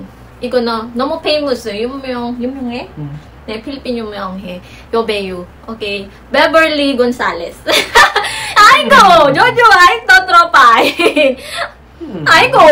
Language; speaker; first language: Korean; non-native, learner; Filipino